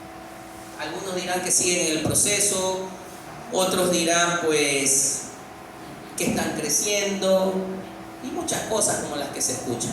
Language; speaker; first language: Spanish; native; Spanish